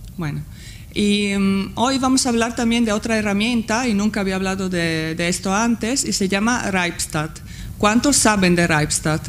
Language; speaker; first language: Spanish; non-native, fluent; Italian